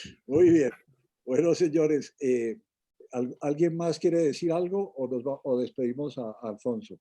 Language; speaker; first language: Spanish; native; Spanish